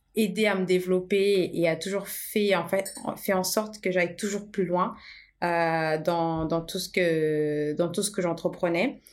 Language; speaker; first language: French; non-native, fluent; Portuguese